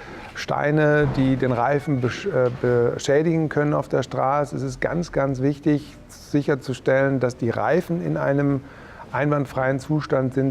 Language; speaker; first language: German; native; German